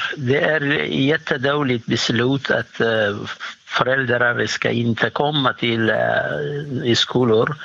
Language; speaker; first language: Swedish; non-native, fluent; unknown